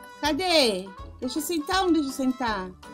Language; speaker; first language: Portuguese; non-native, fluent; Spanish